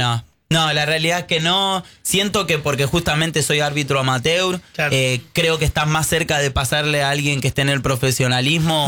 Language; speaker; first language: Spanish; native; Spanish